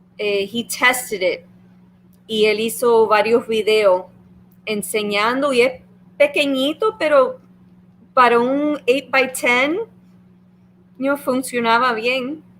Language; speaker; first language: Spanish; early bilingual, heritage; Spanish